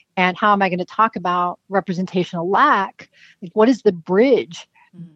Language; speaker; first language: English; native; English